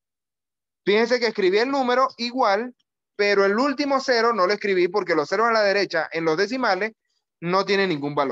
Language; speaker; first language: Spanish; native; Spanish